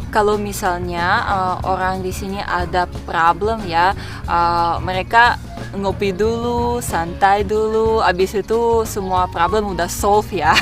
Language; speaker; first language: Indonesian; non-native, fluent; Russian